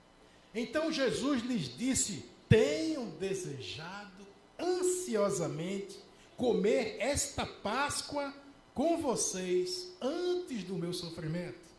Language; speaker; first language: Portuguese; native; Portuguese